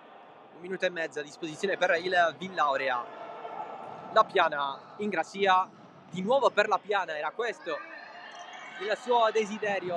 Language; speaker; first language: Italian; native; Italian